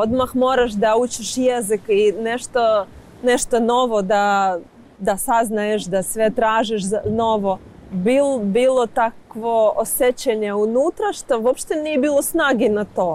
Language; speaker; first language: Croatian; non-native, learner; Ukrainian